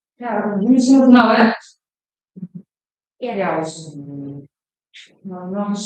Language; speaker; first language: Russian; non-native, local second language; Kazakh